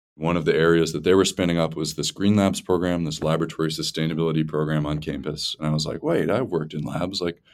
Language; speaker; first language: English; native; English